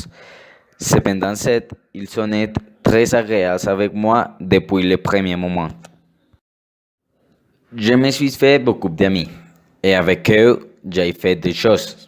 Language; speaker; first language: French; non-native, learner; Spanish